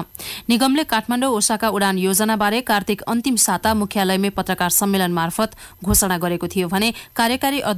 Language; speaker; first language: Nepali; native; Nepali